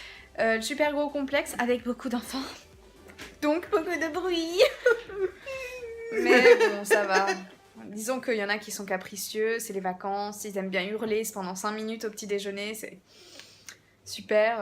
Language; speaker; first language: French; native; French